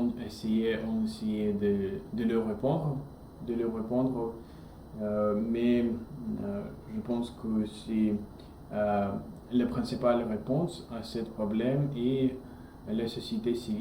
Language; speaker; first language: French; non-native, learner; English